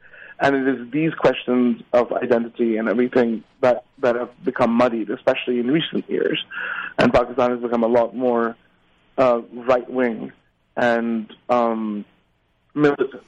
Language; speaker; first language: English; non-native, local second language; Urdu